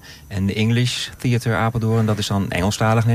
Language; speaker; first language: Dutch; native; Dutch